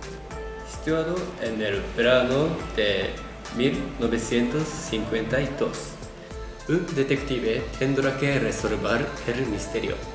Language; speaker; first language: Spanish; non-native, learner; Japanese